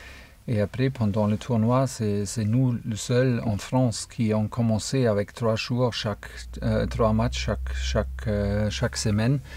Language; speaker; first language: French; non-native, fluent; German